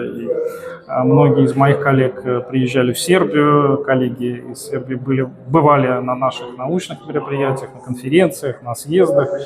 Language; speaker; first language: Russian; native; Russian